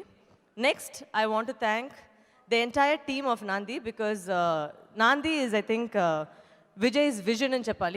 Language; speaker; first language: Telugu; non-native, local second language; Tamil